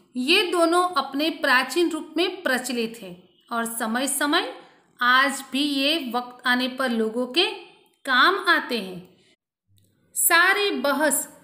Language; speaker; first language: Hindi; non-native, local second language; Gujarati